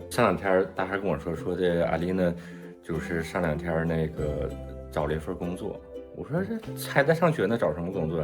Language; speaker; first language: Chinese; native; Chinese